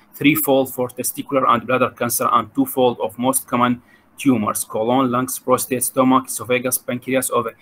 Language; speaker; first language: English; non-native, fluent; Arabic